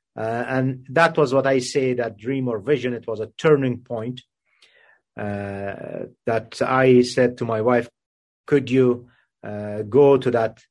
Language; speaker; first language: English; non-native, fluent; Persian